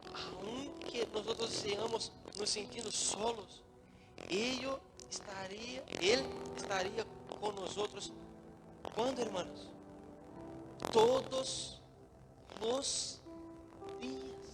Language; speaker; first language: Spanish; non-native, learner; Portuguese